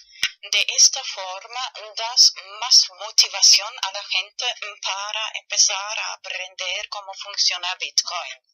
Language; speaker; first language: Spanish; non-native, fluent; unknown